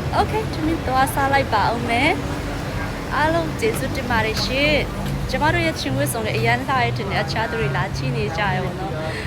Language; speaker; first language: Burmese; non-native, local second language; Hakha Chin